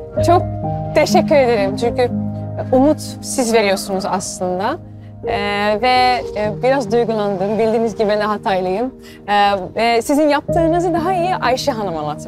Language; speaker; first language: Turkish; early bilingual, heritage; Turkish